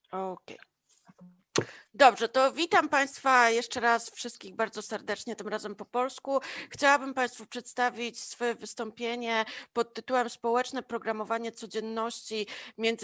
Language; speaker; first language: Polish; native; Polish